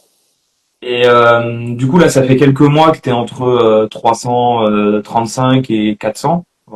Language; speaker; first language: French; native; French